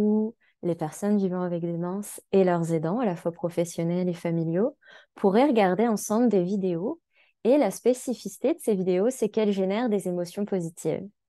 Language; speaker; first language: French; native; French